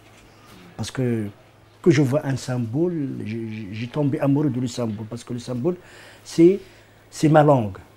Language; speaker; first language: French; non-native, learner; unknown